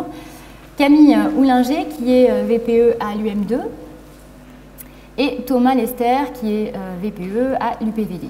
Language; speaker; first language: French; native; French